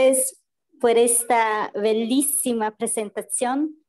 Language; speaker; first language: Spanish; non-native, fluent; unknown